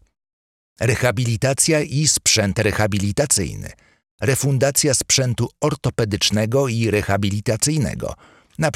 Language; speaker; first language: Polish; native; Polish